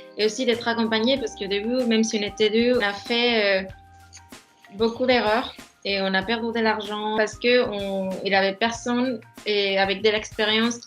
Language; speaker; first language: French; non-native, fluent; Spanish